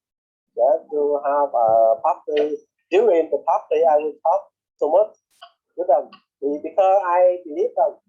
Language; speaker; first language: English; non-native, learner; Vietnamese